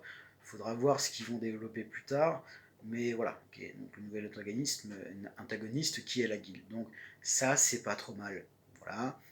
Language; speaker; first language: French; native; French